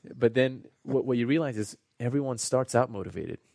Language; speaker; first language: English; native; English